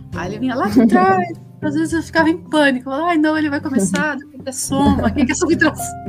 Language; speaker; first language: Portuguese; early bilingual, other home language; Spanish